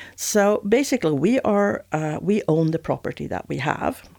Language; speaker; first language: English; non-native, fluent; Swedish